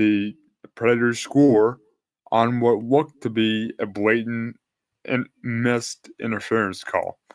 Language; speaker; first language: English; native; English